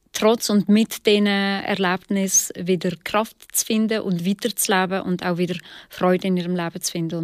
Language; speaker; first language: German; early bilingual, other home language; Albanian